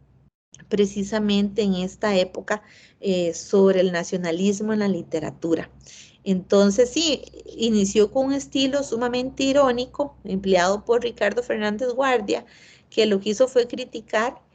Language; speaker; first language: Spanish; native; Spanish